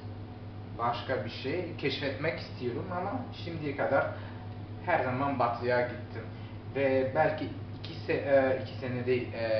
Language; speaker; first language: Turkish; non-native, learner; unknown